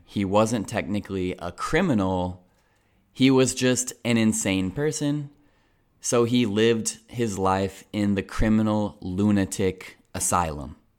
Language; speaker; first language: English; native; English